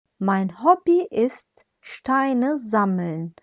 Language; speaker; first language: German; non-native, fluent; Turkish